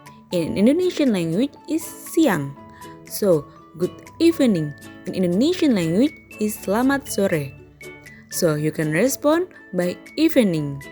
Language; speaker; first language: English; non-native, learner; Indonesian